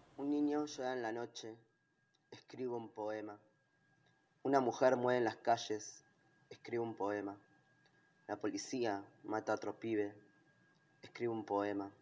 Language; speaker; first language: Spanish; native; Spanish